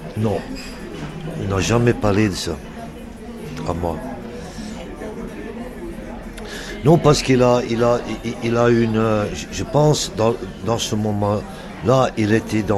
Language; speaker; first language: French; non-native, local second language; Dutch